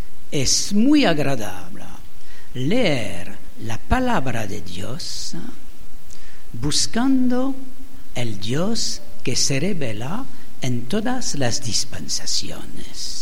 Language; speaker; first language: Spanish; non-native, fluent; French